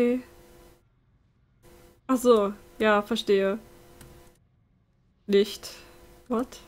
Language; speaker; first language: German; native; German